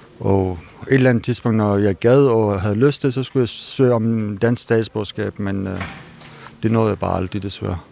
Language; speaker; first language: Danish; early bilingual, other home language; Kurdish